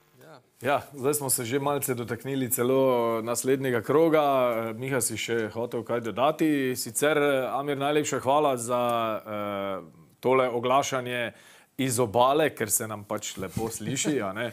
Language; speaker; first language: Slovenian; native; Slovenian